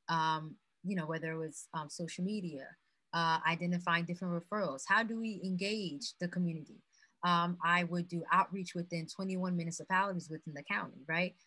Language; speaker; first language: English; non-native, fluent; Haitian Creole